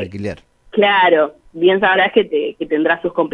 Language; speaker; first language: Spanish; native; Spanish